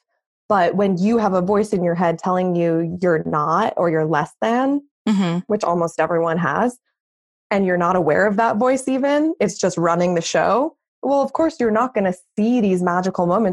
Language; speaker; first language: English; native; English